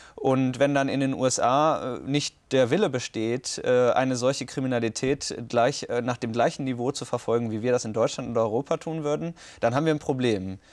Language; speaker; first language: German; native; German